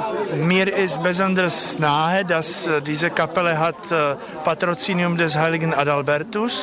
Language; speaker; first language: German; non-native, fluent; Czech